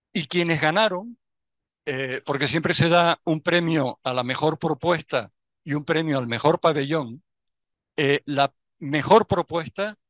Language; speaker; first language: Spanish; native; Spanish